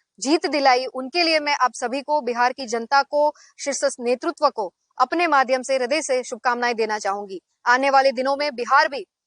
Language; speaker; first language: Hindi; non-native, local second language; Gujarati